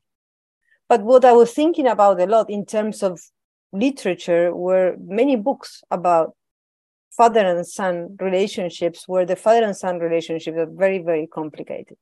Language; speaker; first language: English; non-native, fluent; Spanish